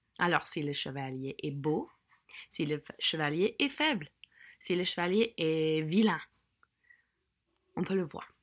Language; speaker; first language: French; non-native, fluent; English